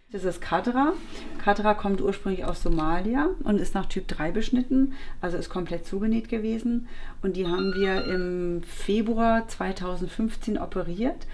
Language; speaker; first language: German; native; German